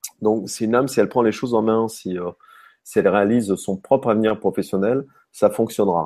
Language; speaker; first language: French; native; French